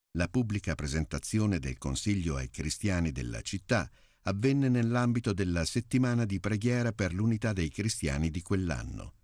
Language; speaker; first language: Italian; native; Italian